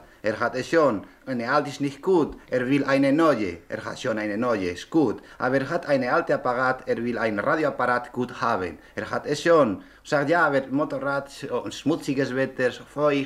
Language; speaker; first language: German; non-native, learner; Spanish